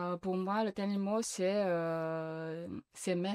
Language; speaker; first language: French; non-native, learner; Chinese